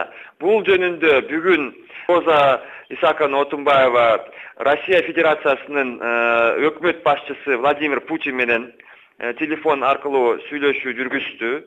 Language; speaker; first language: Kyrgyz; native; Kyrgyz